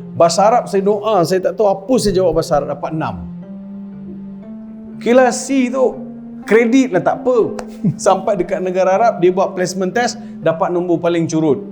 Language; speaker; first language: Malay; non-native, local second language; Tamil